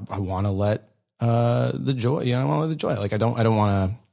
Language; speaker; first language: English; native; English